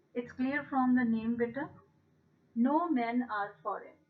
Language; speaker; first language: English; non-native, local second language; Punjabi